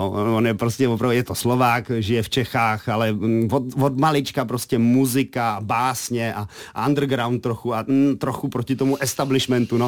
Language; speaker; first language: Czech; native; Czech